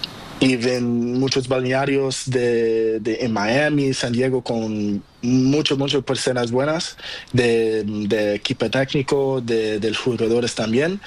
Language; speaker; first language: Spanish; non-native, learner; Portuguese